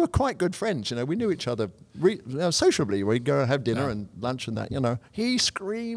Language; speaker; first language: English; native; English